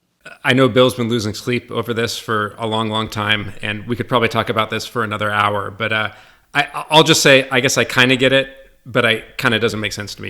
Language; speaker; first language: English; native; English